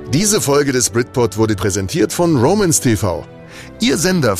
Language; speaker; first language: German; native; German